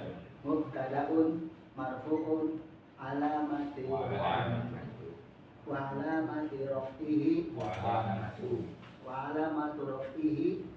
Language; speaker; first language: Arabic; non-native, learner; Indonesian